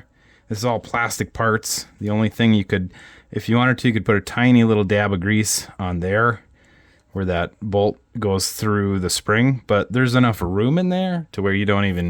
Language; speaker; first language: English; native; English